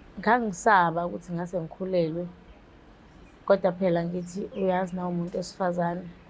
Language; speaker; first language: Zulu; native; Zulu